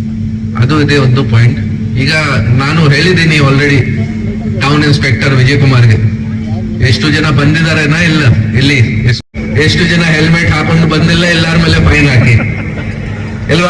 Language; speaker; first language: Kannada; non-native, local second language; Hindi